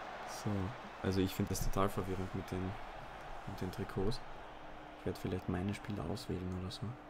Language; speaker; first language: German; native; German